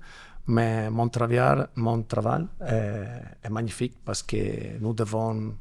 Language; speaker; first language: French; non-native, learner; Italian